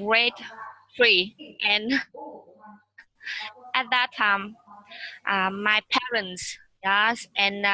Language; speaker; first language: English; non-native, learner; Vietnamese